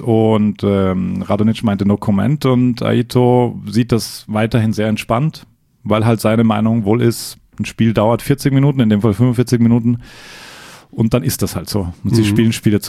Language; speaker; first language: German; native; German